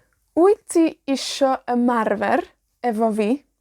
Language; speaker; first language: Welsh; non-native, fluent; Spanish